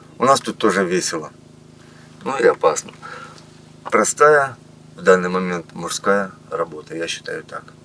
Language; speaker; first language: Russian; native; Russian